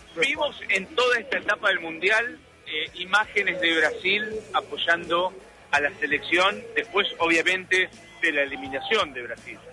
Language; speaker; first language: Spanish; native; Spanish